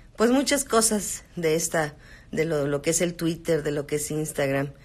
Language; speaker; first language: Spanish; native; Spanish